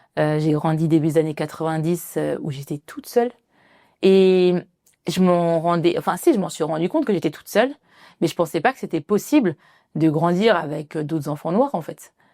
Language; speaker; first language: French; early bilingual, other home language; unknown